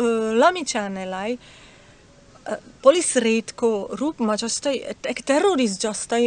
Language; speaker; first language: Nepali; non-native, learner; Slovak